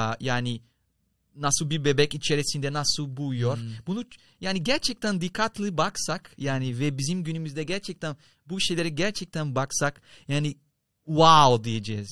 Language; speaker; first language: Turkish; non-native, fluent; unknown